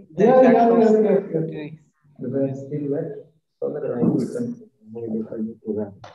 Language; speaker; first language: English; non-native, learner; Malayalam